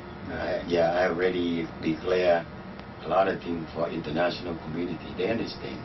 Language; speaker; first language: English; non-native, learner; Vietnamese